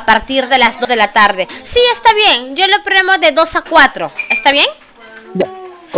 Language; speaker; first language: Spanish; native; Spanish